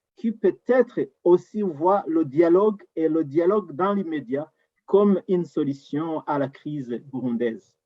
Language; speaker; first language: French; non-native, local second language; Rundi